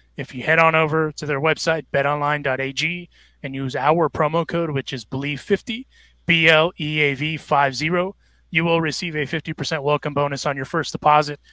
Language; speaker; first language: English; early bilingual, other home language; Spanish